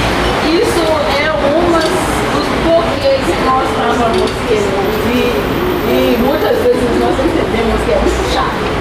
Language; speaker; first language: Portuguese; non-native, learner; Haitian Creole